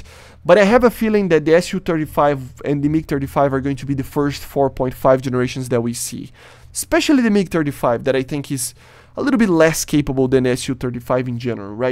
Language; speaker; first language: English; non-native, fluent; Portuguese